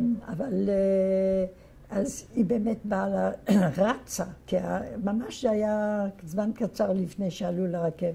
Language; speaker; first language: Hebrew; non-native, fluent; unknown